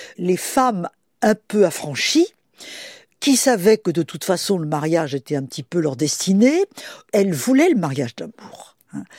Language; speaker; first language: French; native; French